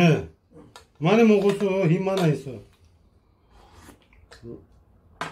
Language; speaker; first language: Korean; non-native, learner; Turkish